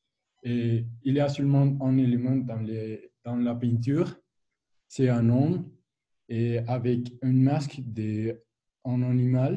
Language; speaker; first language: French; non-native, learner; Spanish